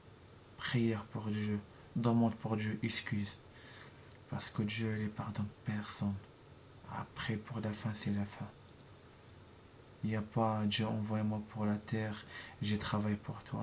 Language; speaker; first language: French; non-native, learner; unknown